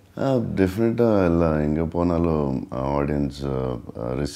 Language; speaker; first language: Tamil; non-native, learner; Telugu